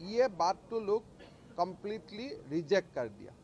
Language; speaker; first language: Hindi; non-native, local second language; Assamese